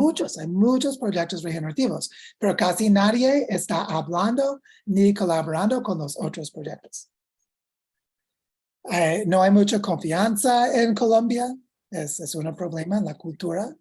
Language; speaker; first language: Spanish; non-native, fluent; English